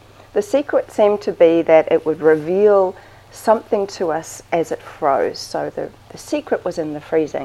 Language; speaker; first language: English; native; English